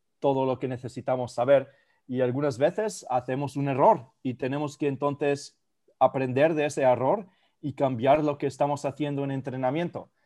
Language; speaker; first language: Spanish; non-native, fluent; German